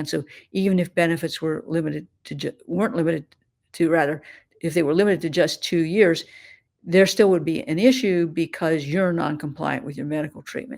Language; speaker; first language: English; native; English